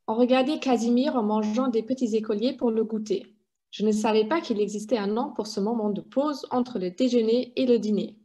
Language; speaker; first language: French; non-native, fluent; German